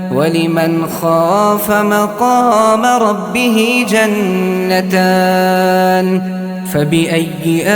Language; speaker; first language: Arabic; native; Arabic